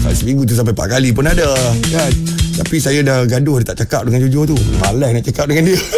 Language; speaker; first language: Malay; native; Malay